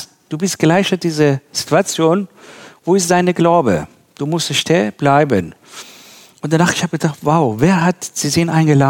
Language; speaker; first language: German; non-native, learner; Persian